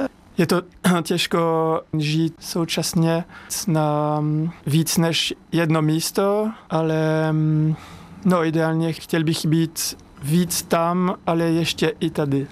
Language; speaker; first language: Czech; non-native, learner; French